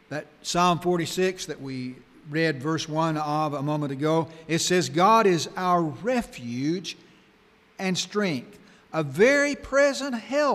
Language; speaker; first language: English; native; English